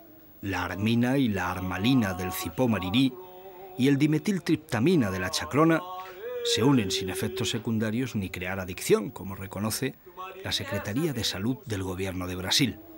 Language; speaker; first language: Spanish; native; Spanish